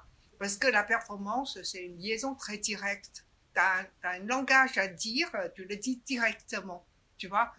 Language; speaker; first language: French; non-native, fluent; Chinese